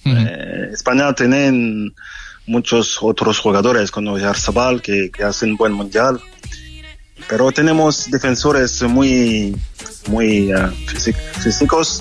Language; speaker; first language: Spanish; non-native, learner; French